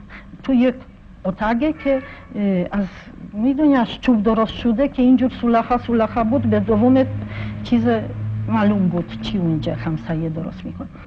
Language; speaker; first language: Persian; non-native, fluent; Polish